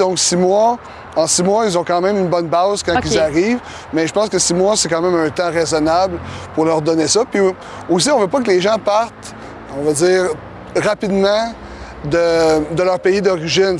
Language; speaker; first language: French; native; French